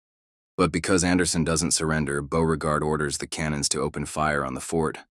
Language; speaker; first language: English; native; English